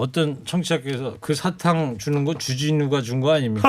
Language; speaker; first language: Korean; native; Korean